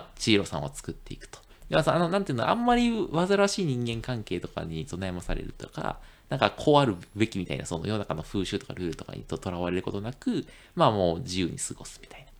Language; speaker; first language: Japanese; native; Japanese